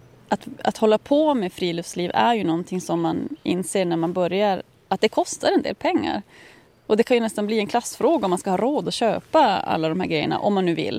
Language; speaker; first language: Swedish; native; Swedish